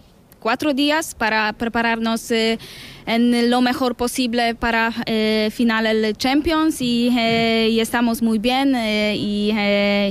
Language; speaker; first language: Spanish; non-native, learner; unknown